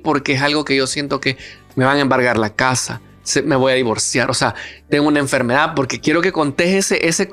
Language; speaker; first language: Spanish; native; Spanish